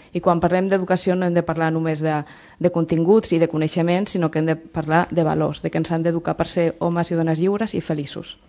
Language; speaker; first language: Catalan; non-native, local second language; Spanish